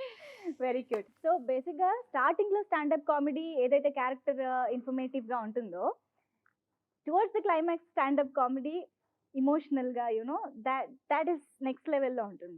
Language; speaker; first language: Telugu; native; Telugu